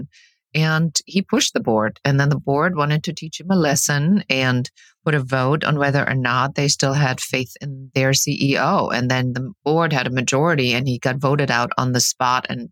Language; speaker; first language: English; non-native, fluent; German